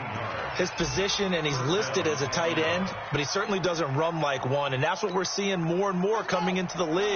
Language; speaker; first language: English; native; English